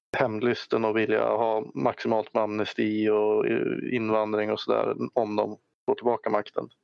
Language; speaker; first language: Swedish; native; Swedish